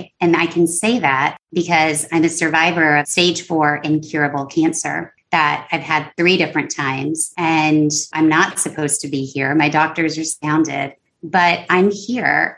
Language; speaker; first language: English; native; English